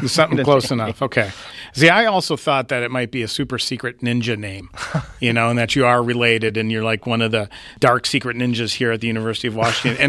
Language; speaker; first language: English; native; English